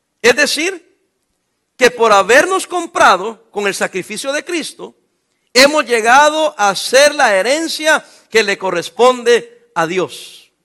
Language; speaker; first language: Spanish; native; Spanish